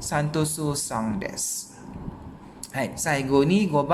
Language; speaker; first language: Japanese; non-native, fluent; Malay